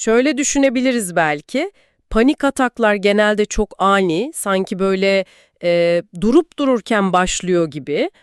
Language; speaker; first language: Turkish; native; Turkish